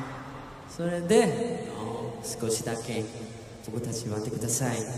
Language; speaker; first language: Japanese; non-native, learner; Korean